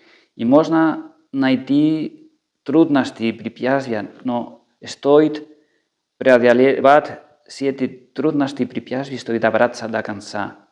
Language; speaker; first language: Russian; non-native, fluent; Spanish